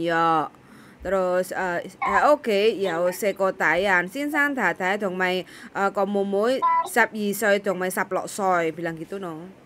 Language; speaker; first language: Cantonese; non-native, fluent; Javanese